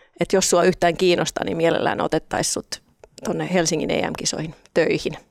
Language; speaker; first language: Finnish; non-native, local second language; Swedish